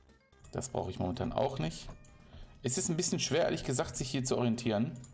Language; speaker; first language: German; native; German